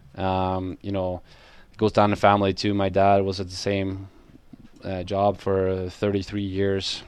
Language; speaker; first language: English; non-native, fluent; Swedish